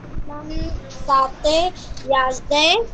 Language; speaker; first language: Persian; non-native, learner; Urdu